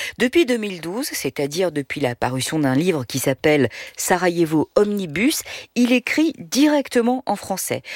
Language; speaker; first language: French; native; French